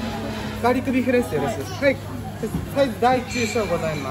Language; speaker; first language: Japanese; native; Japanese